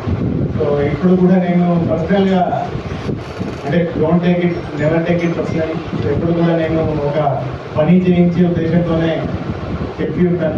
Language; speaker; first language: Telugu; native; Telugu